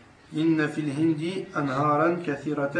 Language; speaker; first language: Arabic; non-native, learner; French